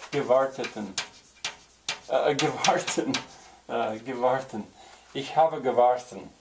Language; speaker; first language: German; non-native, learner; English